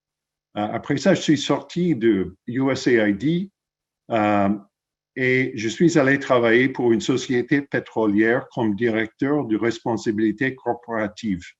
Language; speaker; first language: French; non-native, fluent; English